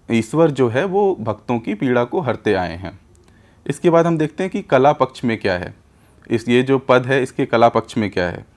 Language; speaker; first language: Hindi; native; Hindi